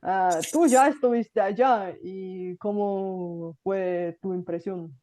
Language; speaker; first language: Spanish; non-native, fluent; Bulgarian